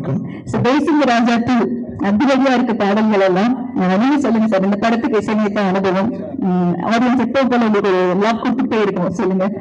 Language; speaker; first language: Tamil; native; Tamil